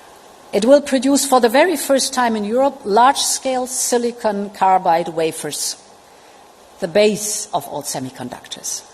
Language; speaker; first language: English; non-native, fluent; German